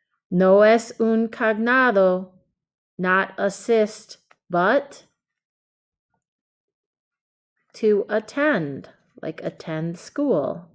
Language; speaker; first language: English; native; English